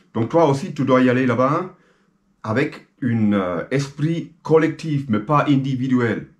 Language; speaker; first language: French; non-native, fluent; German